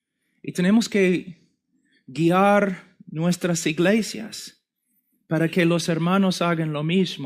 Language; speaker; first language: Spanish; non-native, fluent; English